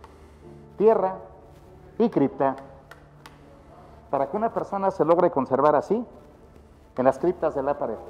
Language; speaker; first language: Spanish; native; Spanish